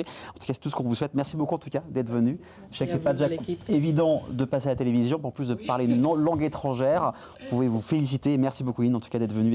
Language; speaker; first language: French; native; French